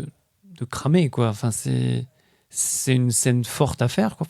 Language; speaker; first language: French; native; French